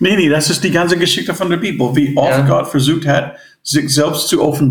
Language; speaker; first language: German; non-native, fluent; English